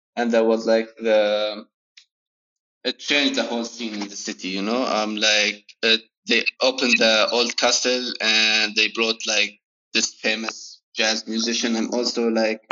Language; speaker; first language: English; non-native, fluent; Arabic